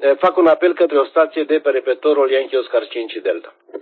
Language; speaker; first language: Romanian; native; Romanian